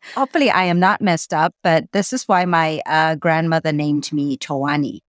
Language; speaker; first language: English; native; English